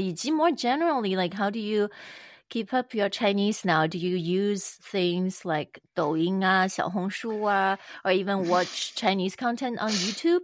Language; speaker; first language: English; non-native, fluent; Chinese